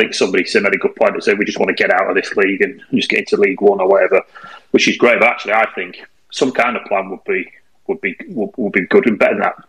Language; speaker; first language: English; native; English